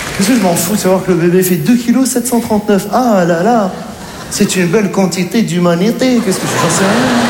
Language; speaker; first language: French; native; French